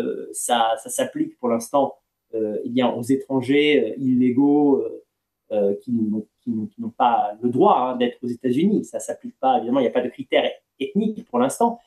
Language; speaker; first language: French; native; French